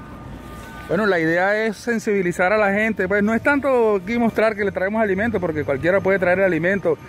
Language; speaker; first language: Spanish; native; Spanish